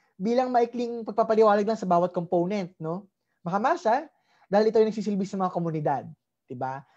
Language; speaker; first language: Filipino; native; Filipino